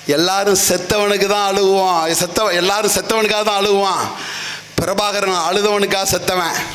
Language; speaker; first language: Tamil; native; Tamil